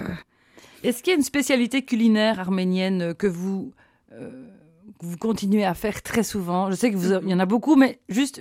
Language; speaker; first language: French; native; French